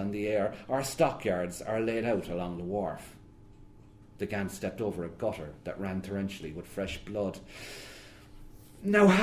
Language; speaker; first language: English; native; English